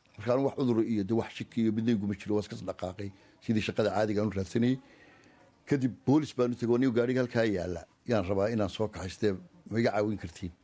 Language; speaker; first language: Somali; native; Somali